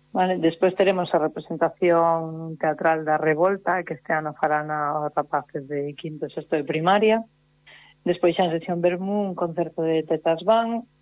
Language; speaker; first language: Galician; native; Galician